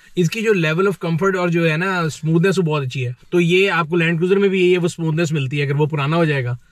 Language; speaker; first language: Urdu; non-native, local second language; Punjabi